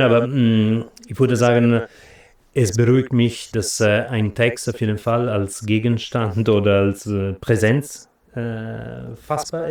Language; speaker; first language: German; non-native, fluent; Italian